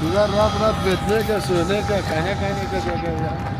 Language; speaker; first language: Hindi; non-native, local second language; Baluchi